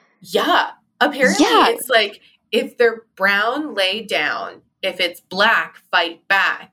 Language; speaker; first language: English; native; English